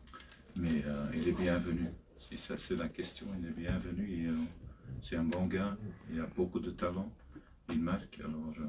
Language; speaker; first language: French; non-native, fluent; Dutch